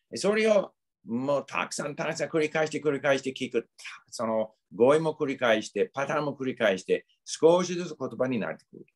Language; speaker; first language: Japanese; non-native, fluent; English